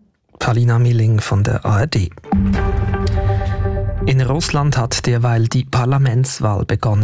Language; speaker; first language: German; native; German